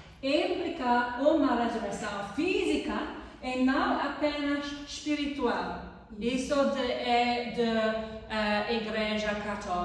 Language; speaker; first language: Portuguese; non-native, learner; English